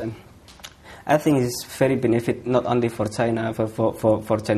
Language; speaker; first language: English; non-native, fluent; Indonesian